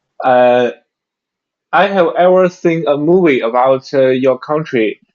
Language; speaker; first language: English; non-native, learner; Chinese